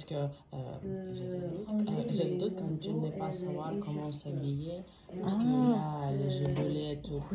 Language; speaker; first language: French; non-native, learner; Vietnamese